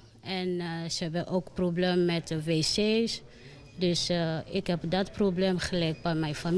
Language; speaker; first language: Dutch; non-native, learner; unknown